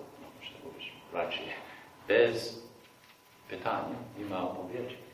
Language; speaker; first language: Polish; non-native, fluent; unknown